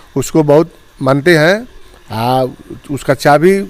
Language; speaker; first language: Hindi; native; Hindi